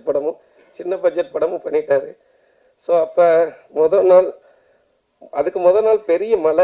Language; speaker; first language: Tamil; native; Tamil